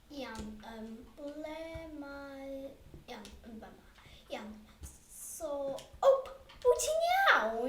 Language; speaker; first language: Welsh; non-native, local second language; English